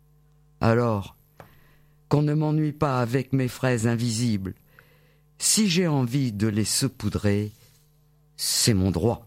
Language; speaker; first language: French; native; French